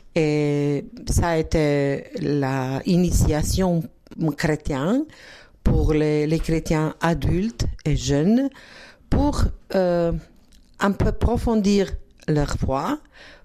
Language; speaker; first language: French; non-native, learner; Croatian